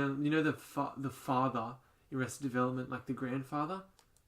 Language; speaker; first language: English; native; English